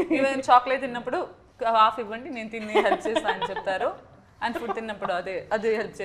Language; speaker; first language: Telugu; non-native, learner; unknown